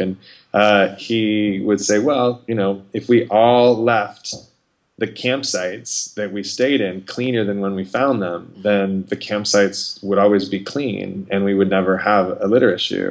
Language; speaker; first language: English; native; English